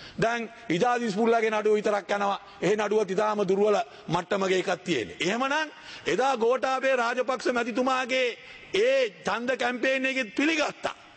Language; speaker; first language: Sinhala; non-native, local second language; Tamil